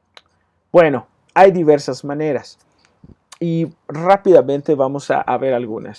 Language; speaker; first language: Spanish; native; Spanish